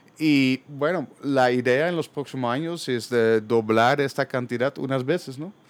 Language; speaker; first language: Spanish; non-native, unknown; Dutch